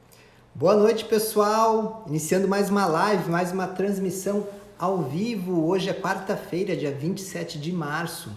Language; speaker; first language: Portuguese; native; Portuguese